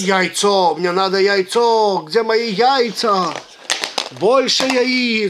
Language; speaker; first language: Russian; early bilingual, heritage; Russian